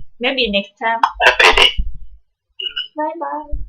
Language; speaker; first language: English; non-native, learner; Thai